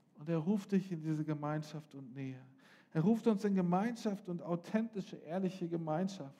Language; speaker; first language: German; native; German